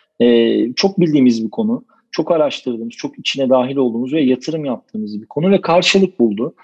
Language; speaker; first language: Turkish; native; Turkish